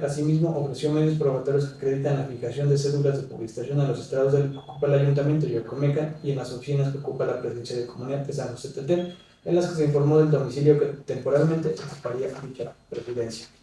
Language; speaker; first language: Spanish; native; Spanish